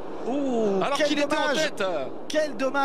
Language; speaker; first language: French; native; French